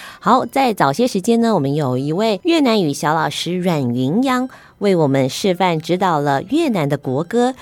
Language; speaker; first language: Chinese; native; Chinese